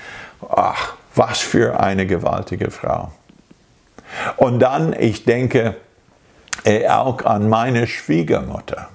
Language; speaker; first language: German; non-native, fluent; English